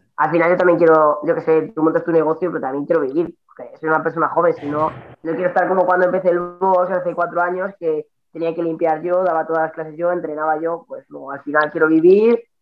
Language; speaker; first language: Spanish; native; Spanish